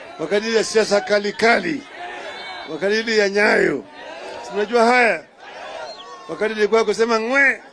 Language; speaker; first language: Swahili; non-native, local second language; Luo (Kenya and Tanzania)